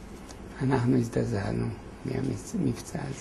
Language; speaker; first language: Hebrew; non-native, fluent; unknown